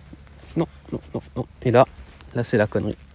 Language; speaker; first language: French; native; French